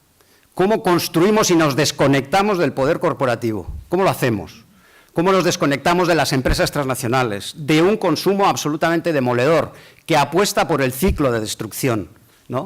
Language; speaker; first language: Spanish; native; Spanish